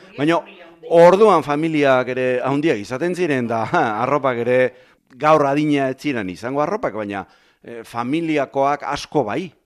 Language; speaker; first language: Basque; native; Basque